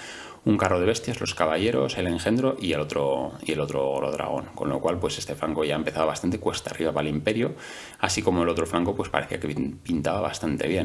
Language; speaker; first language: Spanish; native; Spanish